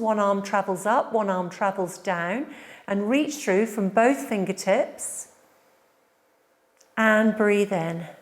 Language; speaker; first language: English; native; English